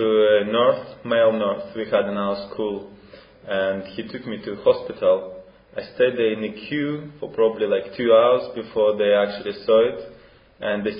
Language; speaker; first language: English; non-native, fluent; Russian